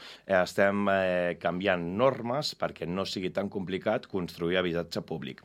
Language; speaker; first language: Catalan; native; Catalan